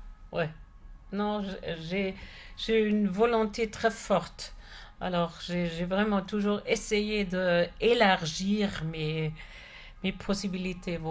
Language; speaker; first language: French; non-native, fluent; German